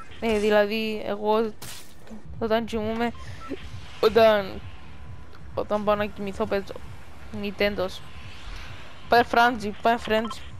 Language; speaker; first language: Greek; native; Greek